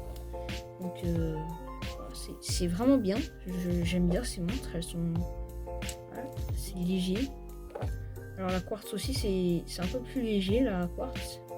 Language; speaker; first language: French; native; French